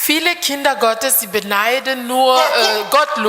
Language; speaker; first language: German; non-native, fluent; French